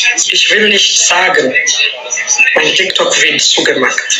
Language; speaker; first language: German; non-native, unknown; Swahili